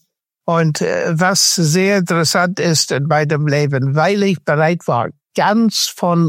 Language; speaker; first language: German; non-native, fluent; English